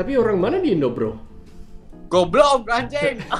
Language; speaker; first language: Indonesian; non-native, fluent; English